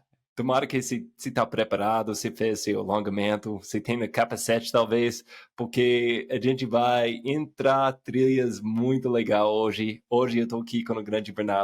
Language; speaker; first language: Portuguese; non-native, fluent; English